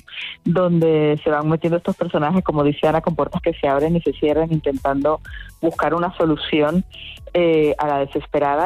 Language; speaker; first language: Spanish; native; Spanish